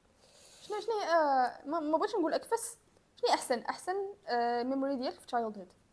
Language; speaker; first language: Arabic; native; Arabic